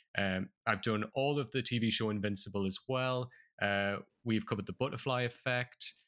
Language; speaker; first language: English; native; English